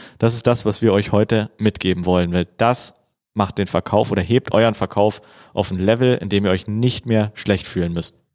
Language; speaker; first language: German; native; German